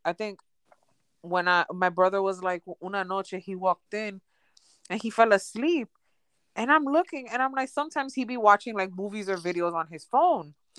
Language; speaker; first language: English; early bilingual, other home language; Spanish